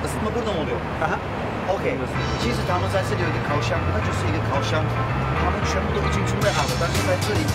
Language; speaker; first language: Chinese; non-native, fluent; Turkish